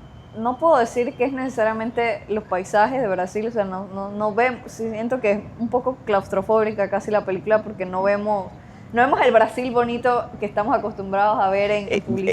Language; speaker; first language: Spanish; native; Spanish